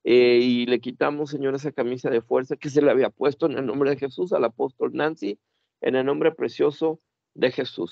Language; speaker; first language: Spanish; native; Spanish